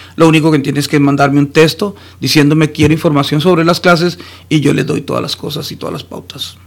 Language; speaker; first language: Spanish; native; Spanish